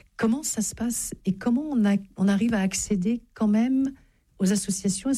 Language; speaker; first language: French; native; French